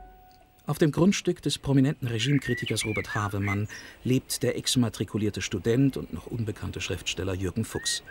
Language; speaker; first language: German; native; German